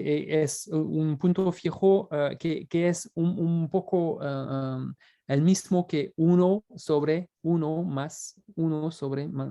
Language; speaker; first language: Spanish; non-native, fluent; French